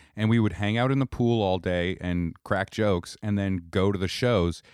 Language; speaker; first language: English; native; English